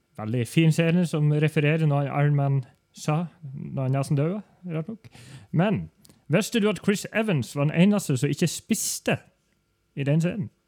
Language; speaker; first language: Norwegian; native; Norwegian